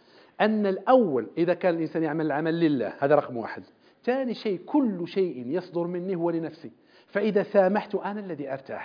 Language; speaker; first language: Arabic; native; Arabic